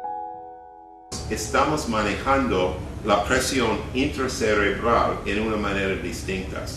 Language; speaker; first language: Spanish; non-native, fluent; English